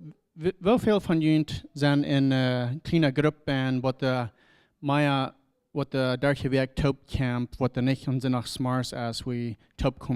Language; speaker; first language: German; non-native, learner; Plautdietsch